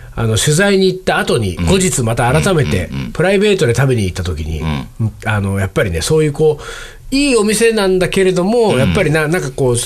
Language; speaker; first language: Japanese; native; Japanese